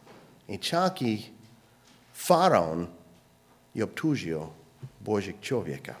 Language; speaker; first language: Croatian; non-native, fluent; English